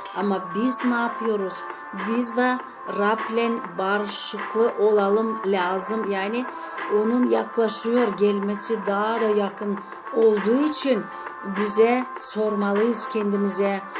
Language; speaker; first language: Turkish; non-native, fluent; Azerbaijani